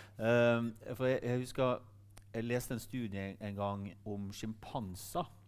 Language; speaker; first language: Norwegian; native; Norwegian